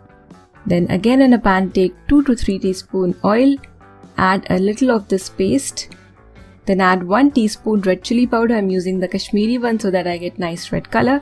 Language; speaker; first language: English; non-native, local second language; Hindi